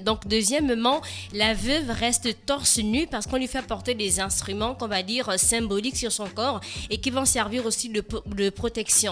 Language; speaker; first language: French; native; French